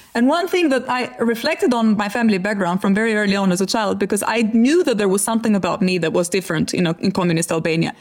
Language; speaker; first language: English; non-native, fluent; Albanian